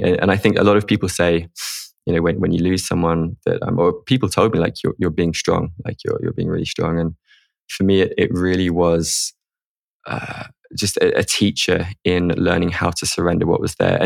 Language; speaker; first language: English; native; English